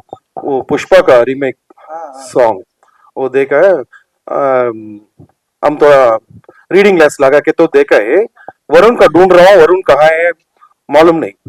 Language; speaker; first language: Hindi; non-native, local second language; Telugu